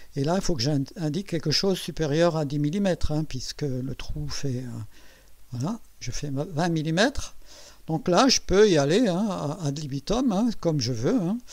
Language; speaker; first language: French; native; French